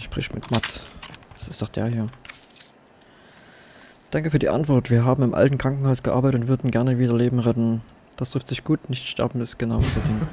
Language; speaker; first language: German; native; German